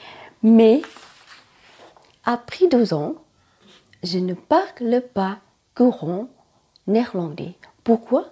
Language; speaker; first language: French; non-native, learner; Thai